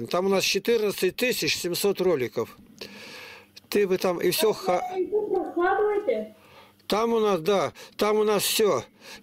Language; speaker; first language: Russian; native; Russian